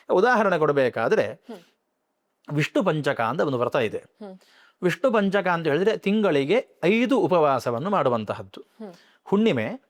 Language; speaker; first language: Kannada; native; Kannada